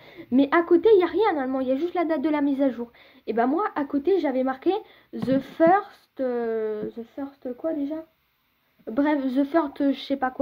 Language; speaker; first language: French; native; French